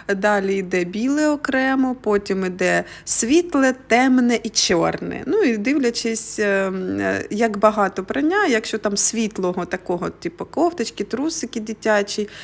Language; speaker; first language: Ukrainian; native; Ukrainian